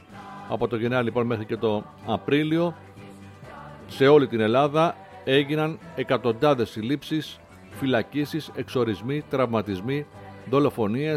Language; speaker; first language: Greek; native; Greek